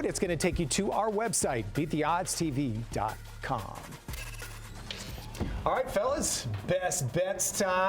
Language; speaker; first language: English; native; English